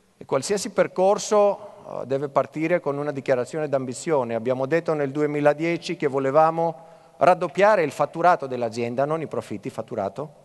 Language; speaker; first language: Italian; non-native, fluent; Greek